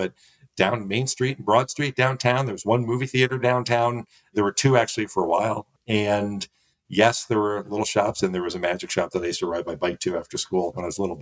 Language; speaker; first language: English; native; English